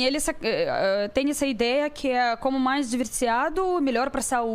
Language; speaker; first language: Portuguese; non-native, learner; Russian